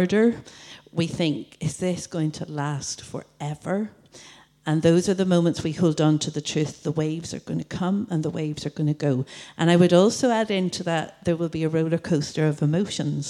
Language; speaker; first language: English; native; English